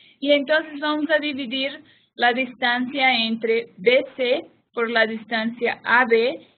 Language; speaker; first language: Spanish; non-native, fluent; Portuguese